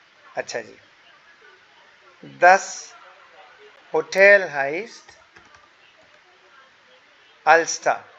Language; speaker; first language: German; non-native, fluent; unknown